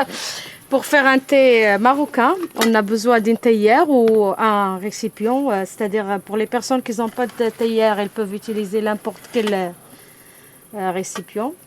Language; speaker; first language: French; non-native, fluent; Arabic